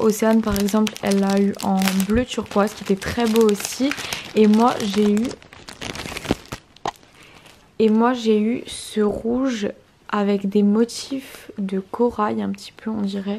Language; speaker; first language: French; native; French